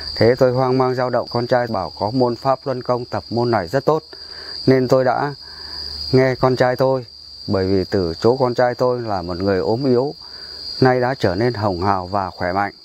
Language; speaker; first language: Vietnamese; non-native, local second language; Tày